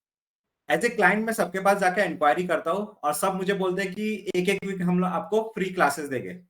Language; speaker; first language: Hindi; native; Hindi